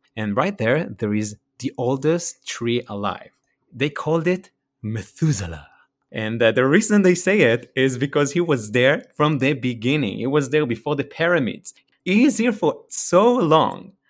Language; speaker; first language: English; non-native, fluent; Hebrew